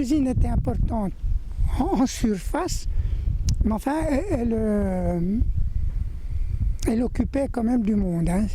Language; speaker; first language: French; native; French